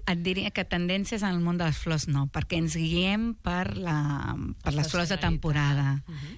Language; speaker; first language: Catalan; native; Catalan